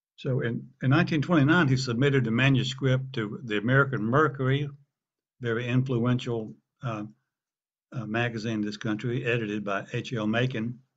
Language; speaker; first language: English; native; English